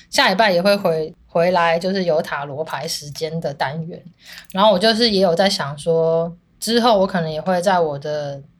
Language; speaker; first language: Chinese; native; Chinese